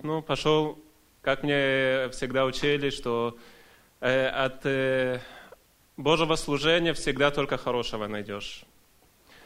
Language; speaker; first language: Russian; early bilingual, heritage; Russian